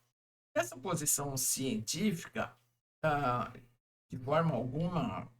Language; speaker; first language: Portuguese; native; Portuguese